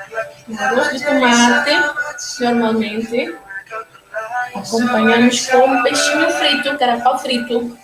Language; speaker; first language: Portuguese; non-native, local second language; Tetum